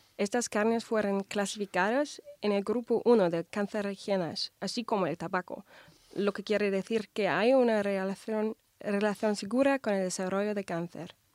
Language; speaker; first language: Spanish; non-native, fluent; German